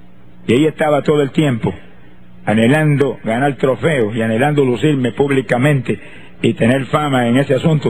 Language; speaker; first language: Spanish; native; Spanish